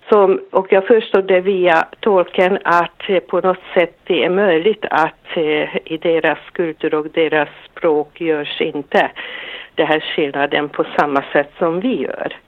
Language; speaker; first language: Swedish; non-native, fluent; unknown